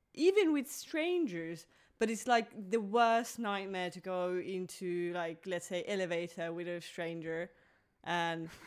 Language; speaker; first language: English; non-native, fluent; Finnish